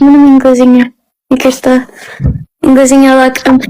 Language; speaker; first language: Amharic; non-native, learner; English